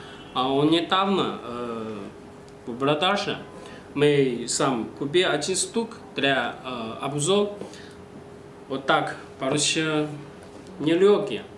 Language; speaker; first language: Russian; non-native, learner; Chinese